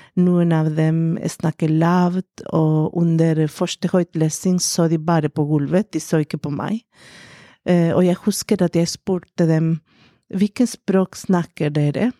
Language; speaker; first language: Norwegian; non-native, fluent; Spanish